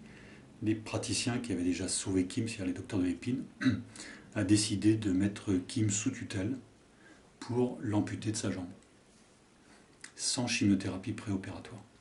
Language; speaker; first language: French; native; French